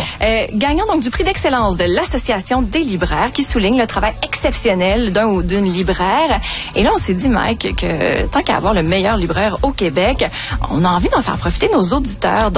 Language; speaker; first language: French; native; French